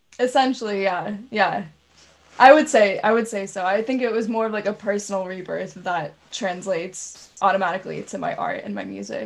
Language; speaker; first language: English; native; English